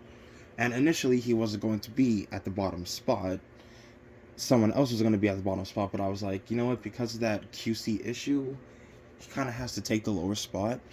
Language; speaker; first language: English; native; English